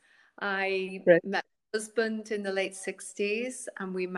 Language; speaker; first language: English; native; English